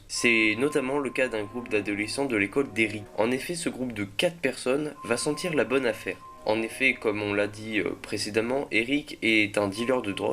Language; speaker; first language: French; native; French